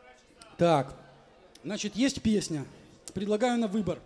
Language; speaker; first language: Russian; native; Russian